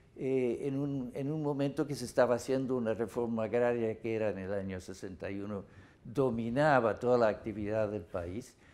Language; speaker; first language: Spanish; non-native, fluent; English